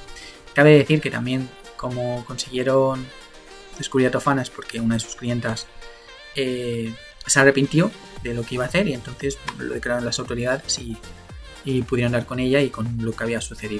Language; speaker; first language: Spanish; native; Spanish